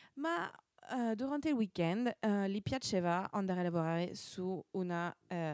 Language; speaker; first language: Italian; non-native, fluent; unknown